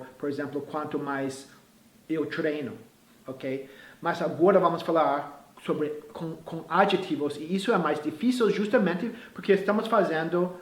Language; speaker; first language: Portuguese; non-native, fluent; English